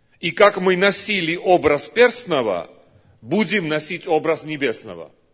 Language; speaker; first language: Russian; non-native, local second language; Georgian